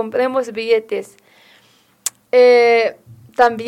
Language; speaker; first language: Spanish; non-native, learner; Arabic